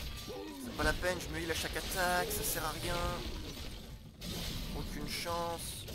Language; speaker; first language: French; native; French